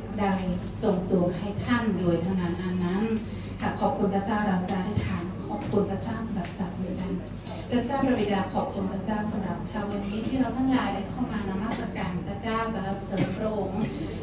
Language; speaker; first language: Thai; native; Thai